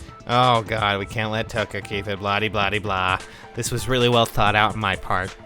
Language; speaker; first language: English; native; English